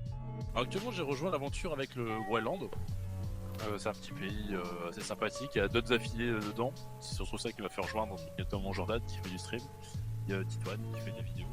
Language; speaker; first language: French; native; French